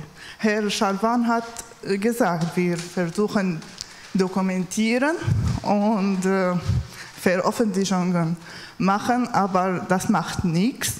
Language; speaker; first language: German; non-native, learner; Kurdish